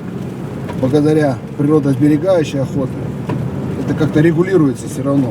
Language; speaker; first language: Russian; native; Russian